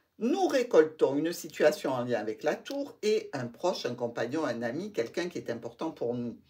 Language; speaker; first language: French; native; French